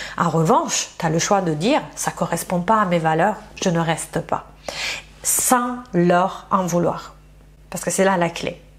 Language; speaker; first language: French; non-native, fluent; Italian